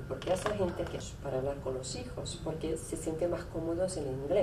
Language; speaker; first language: Spanish; non-native, fluent; Portuguese